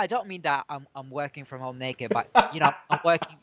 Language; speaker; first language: English; non-native, local second language; Filipino